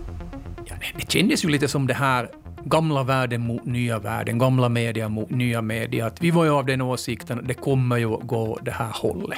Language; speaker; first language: Swedish; native; Swedish